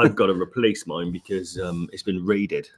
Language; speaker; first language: English; native; English